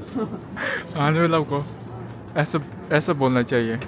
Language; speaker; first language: Hindi; non-native, learner; Nepali